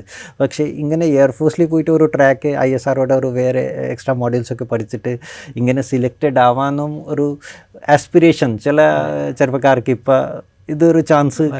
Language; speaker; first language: Malayalam; non-native, fluent; Bangla